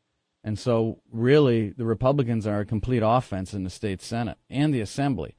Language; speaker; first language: English; native; English